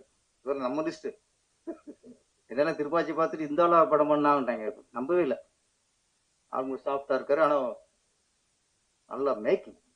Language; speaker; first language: Tamil; native; Tamil